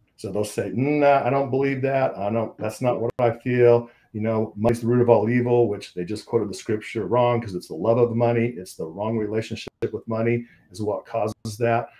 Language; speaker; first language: English; native; English